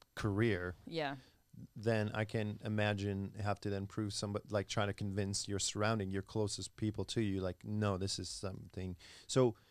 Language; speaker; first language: English; non-native, fluent; Czech